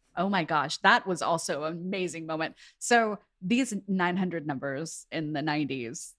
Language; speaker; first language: English; native; English